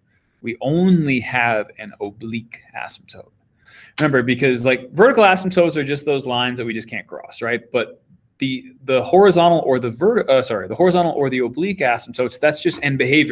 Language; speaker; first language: English; native; English